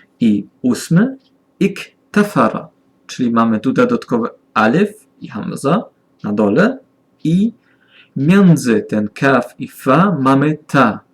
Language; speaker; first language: Polish; non-native, learner; German